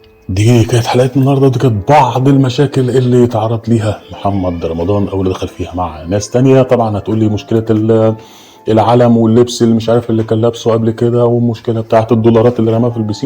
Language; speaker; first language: Arabic; native; Arabic